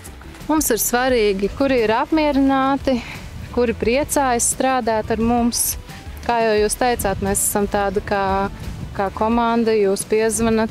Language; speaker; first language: Latvian; native; Latvian